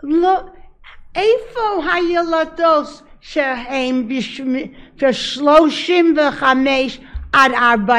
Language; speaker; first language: Hebrew; non-native, learner; English